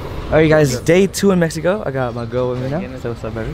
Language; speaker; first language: English; early bilingual, other home language; Spanish